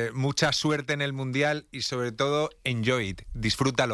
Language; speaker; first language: Spanish; native; Spanish